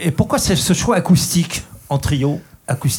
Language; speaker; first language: French; native; French